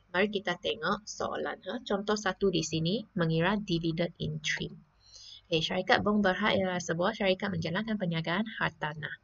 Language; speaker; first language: Malay; non-native, local second language; Chinese